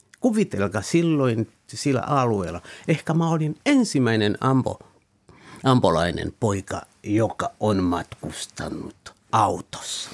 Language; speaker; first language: Finnish; non-native, fluent; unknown